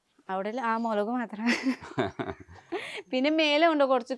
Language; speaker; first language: Malayalam; non-native, fluent; Nepali